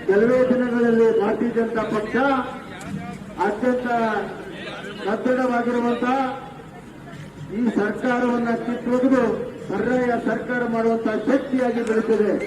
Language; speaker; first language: Kannada; native; Kannada